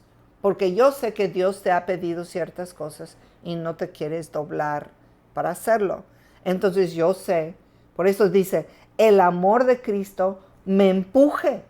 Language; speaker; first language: Spanish; non-native, fluent; English